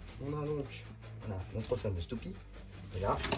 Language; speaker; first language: French; native; French